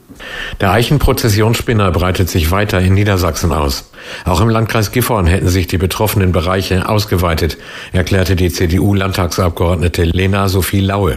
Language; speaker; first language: German; native; German